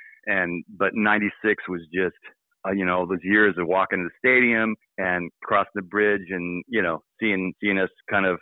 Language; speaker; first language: English; native; English